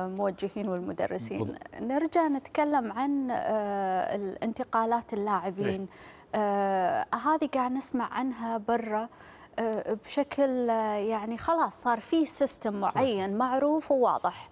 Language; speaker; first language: Arabic; native; Arabic